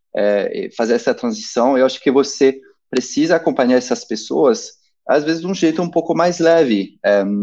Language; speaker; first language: Portuguese; non-native, fluent; French